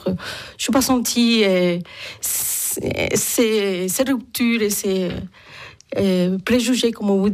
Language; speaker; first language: French; non-native, fluent; Spanish